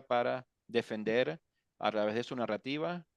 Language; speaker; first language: Spanish; native; Spanish